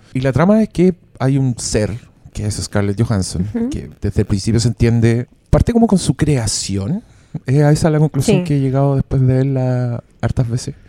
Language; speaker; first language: Spanish; native; Spanish